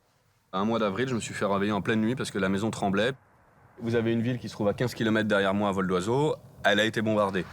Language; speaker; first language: French; native; French